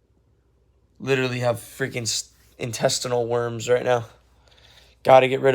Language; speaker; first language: English; native; English